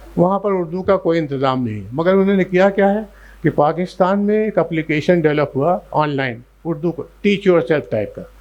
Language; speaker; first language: Urdu; native; Urdu